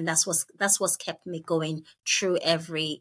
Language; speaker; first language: English; non-native, local second language; Yoruba